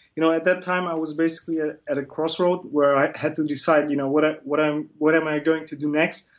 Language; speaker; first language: English; early bilingual, other home language; Kurdish